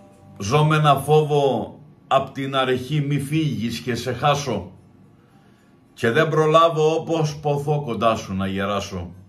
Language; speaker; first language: Greek; native; Greek